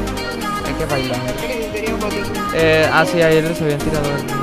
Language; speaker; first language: Spanish; native; Spanish